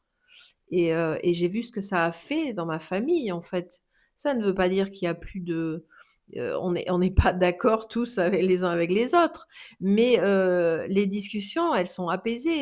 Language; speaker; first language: French; native; French